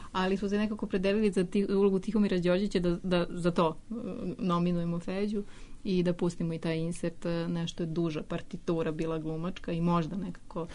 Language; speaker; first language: Serbian; native; Serbian